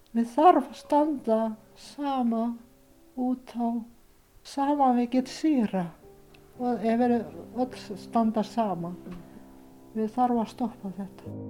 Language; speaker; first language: Icelandic; non-native, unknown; Ukrainian